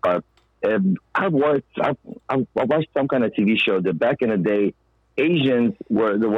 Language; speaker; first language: English; non-native, fluent; Ukrainian